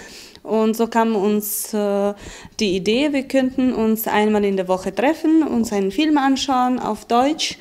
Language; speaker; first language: German; non-native, fluent; Ukrainian